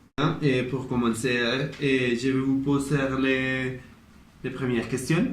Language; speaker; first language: French; non-native, learner; Spanish